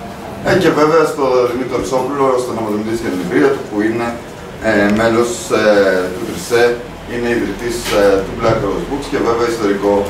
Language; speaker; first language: Greek; native; Greek